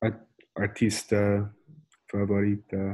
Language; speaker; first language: Spanish; non-native, learner; English